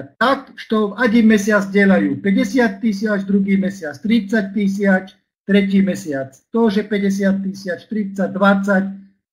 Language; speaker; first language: Russian; non-native, learner; Slovak